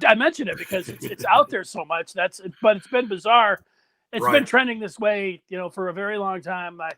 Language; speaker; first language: English; native; English